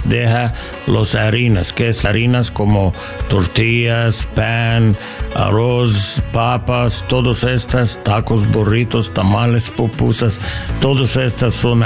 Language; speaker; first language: Spanish; non-native, learner; English